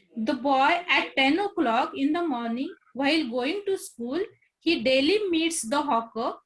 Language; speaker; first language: English; non-native, local second language; Marathi